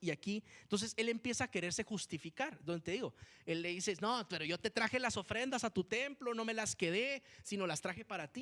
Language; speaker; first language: Spanish; native; Spanish